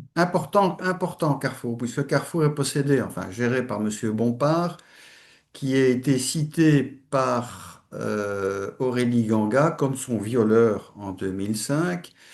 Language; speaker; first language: French; native; French